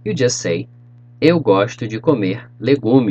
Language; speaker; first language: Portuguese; non-native, fluent; English